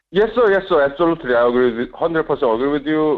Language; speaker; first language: English; non-native, fluent; Korean